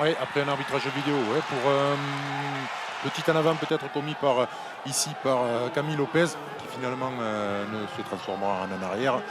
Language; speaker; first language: French; native; French